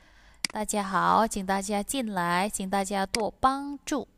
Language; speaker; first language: Chinese; non-native, fluent; Indonesian